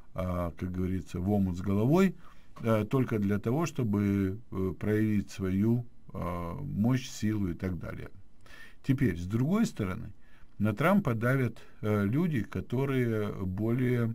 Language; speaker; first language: Russian; native; Russian